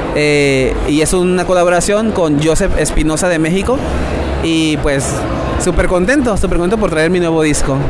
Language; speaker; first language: Spanish; native; Spanish